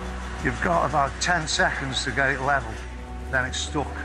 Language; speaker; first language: English; native; English